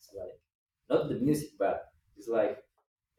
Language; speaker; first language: English; non-native, fluent; Spanish